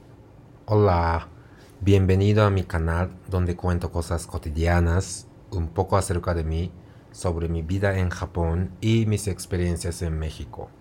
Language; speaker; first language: Spanish; non-native, fluent; Japanese